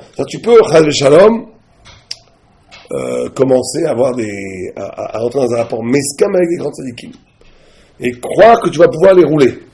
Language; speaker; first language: French; native; French